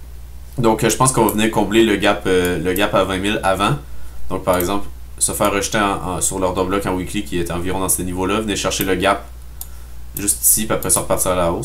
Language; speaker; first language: French; native; French